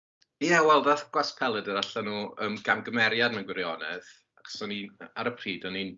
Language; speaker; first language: Welsh; native; Welsh